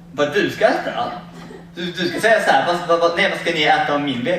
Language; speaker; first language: Swedish; native; Swedish